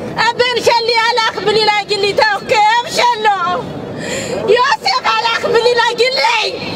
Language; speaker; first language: Hebrew; non-native, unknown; Amharic